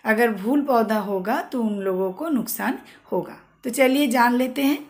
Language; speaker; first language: Hindi; non-native, local second language; Bangla